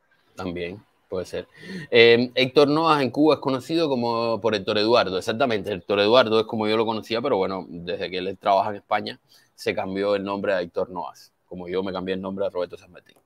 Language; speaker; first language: Spanish; native; Spanish